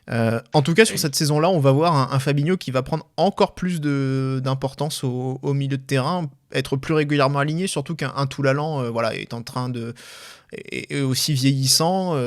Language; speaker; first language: French; native; French